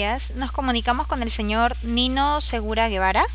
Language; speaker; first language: Spanish; native; Spanish